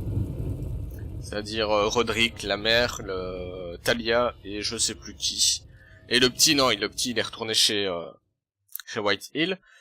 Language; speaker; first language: French; native; French